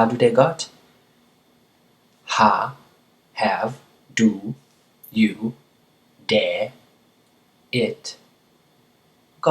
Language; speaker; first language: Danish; non-native, learner; English